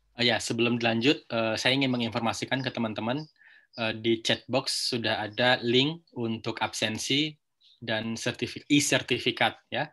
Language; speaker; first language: Indonesian; native; Indonesian